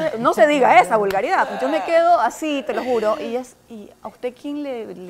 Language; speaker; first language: Spanish; native; Spanish